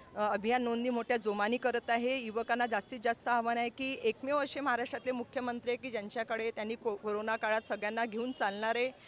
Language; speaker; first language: Marathi; native; Marathi